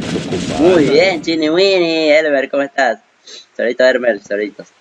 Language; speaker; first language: Spanish; native; Spanish